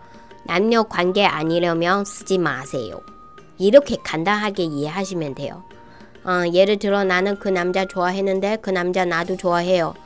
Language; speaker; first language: Korean; non-native, fluent; Chinese